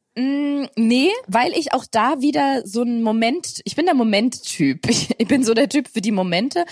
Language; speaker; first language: German; native; German